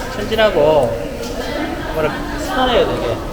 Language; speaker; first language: Korean; native; Korean